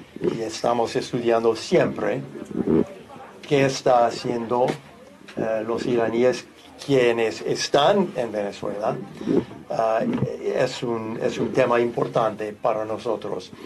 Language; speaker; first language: Spanish; non-native, fluent; English